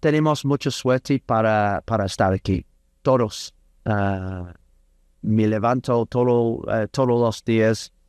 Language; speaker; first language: Spanish; non-native, learner; English